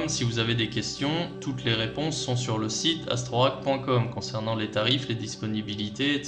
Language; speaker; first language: French; native; French